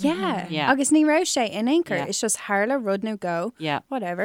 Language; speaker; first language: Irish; non-native, local second language; English